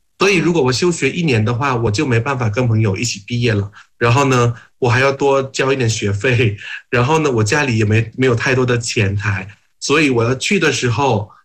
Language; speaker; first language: Chinese; non-native, fluent; Thai